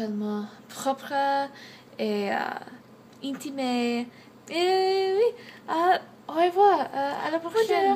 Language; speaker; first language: French; non-native, learner; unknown